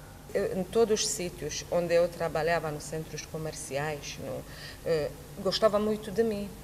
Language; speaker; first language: Portuguese; non-native, learner; Romanian